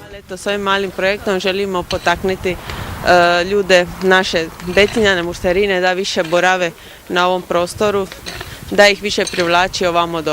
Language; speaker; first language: Croatian; native; Croatian